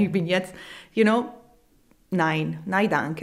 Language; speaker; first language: German; non-native, local second language; Italian